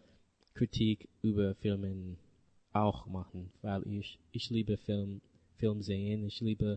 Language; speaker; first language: German; non-native, learner; English